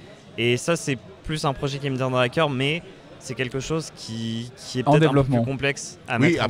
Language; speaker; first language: French; native; French